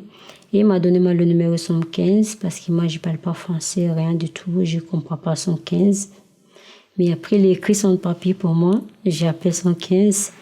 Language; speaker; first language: French; non-native, learner; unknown